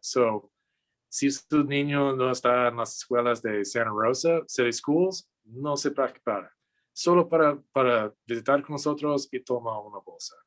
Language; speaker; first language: Spanish; non-native, learner; English